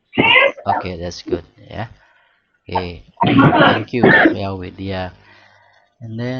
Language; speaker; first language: English; non-native, learner; Indonesian